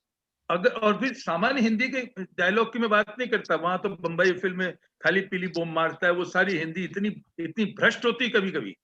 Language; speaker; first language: Hindi; native; Hindi